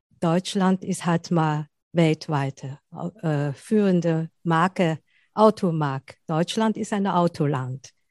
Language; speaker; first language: German; non-native, fluent; Chinese